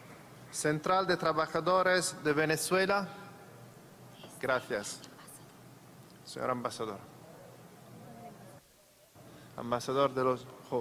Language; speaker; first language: Spanish; non-native, fluent; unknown